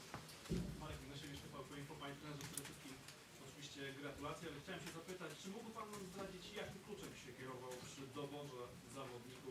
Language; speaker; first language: Polish; native; Polish